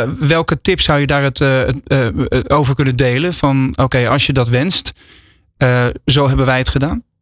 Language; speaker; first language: Dutch; native; Dutch